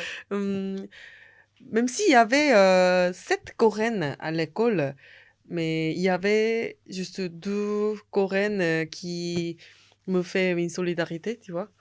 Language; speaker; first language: French; non-native, fluent; Korean